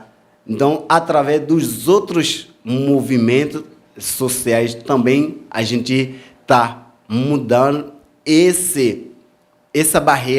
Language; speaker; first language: Portuguese; non-native, fluent; Haitian Creole